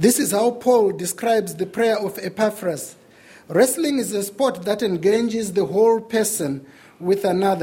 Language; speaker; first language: English; non-native, local second language; Shona